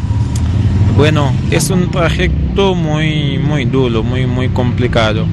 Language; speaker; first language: Spanish; non-native, fluent; Haitian Creole